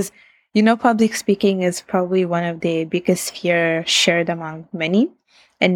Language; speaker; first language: English; non-native, fluent; Italian